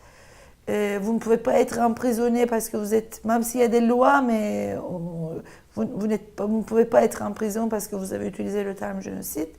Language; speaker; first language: French; non-native, fluent; Turkish